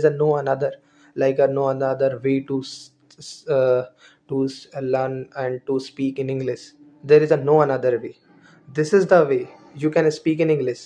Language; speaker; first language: English; non-native, learner; Hindi